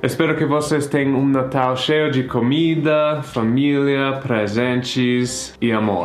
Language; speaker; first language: Portuguese; non-native, fluent; English